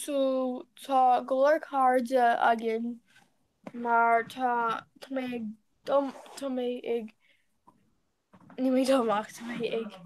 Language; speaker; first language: Irish; non-native, learner; English